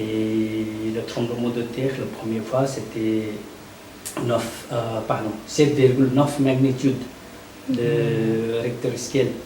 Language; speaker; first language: French; non-native, learner; Nepali